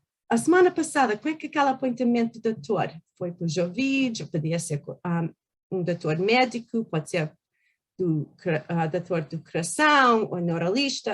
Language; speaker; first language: Portuguese; early bilingual, heritage; Portuguese